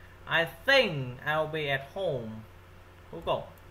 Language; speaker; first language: English; non-native, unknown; Vietnamese